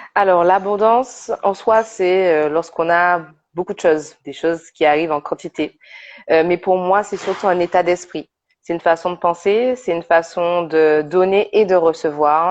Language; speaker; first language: French; native; French